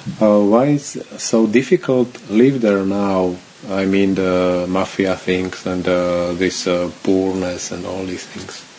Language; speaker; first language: English; non-native, learner; Slovak